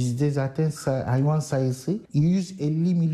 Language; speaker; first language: Turkish; non-native, learner; Arabic